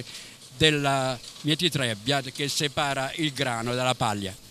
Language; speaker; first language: Italian; native; Italian